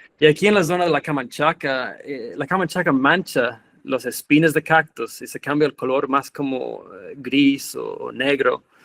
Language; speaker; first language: Spanish; non-native, fluent; English